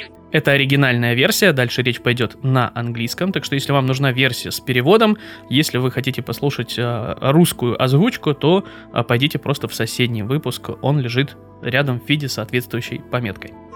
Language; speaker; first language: Russian; native; Russian